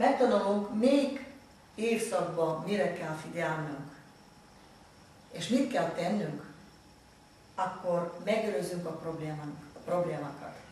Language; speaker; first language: Hungarian; non-native, fluent; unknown